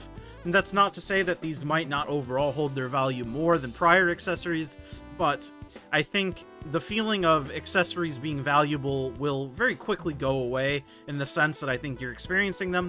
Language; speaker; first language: English; native; English